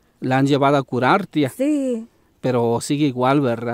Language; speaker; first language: Spanish; native; Spanish